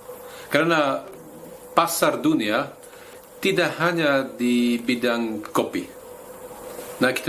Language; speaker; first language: Indonesian; non-native, fluent; Slovak